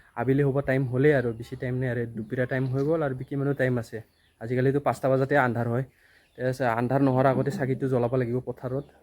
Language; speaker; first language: Assamese; non-native, local second language; Bodo